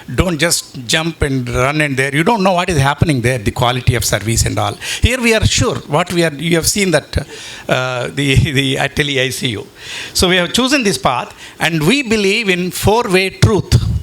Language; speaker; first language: English; non-native, local second language; Telugu